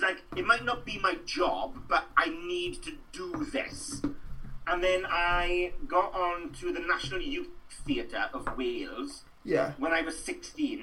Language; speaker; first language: English; native; English